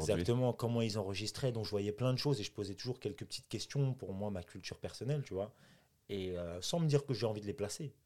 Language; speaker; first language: French; native; French